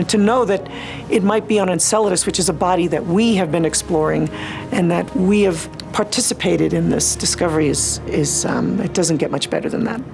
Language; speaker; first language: English; native; English